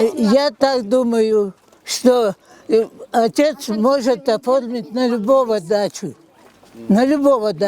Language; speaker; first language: Russian; native; Russian